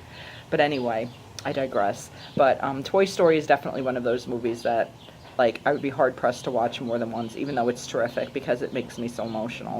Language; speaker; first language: English; native; English